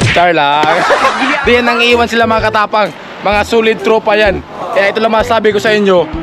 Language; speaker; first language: Filipino; non-native, local second language; Cebuano